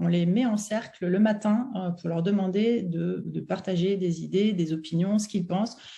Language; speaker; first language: French; native; French